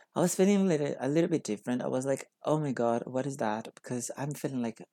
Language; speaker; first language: English; non-native, learner; Portuguese